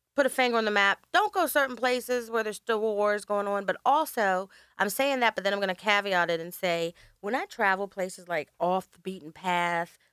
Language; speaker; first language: English; native; English